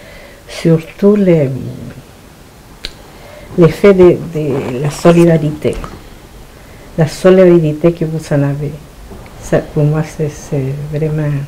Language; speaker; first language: French; non-native, fluent; Spanish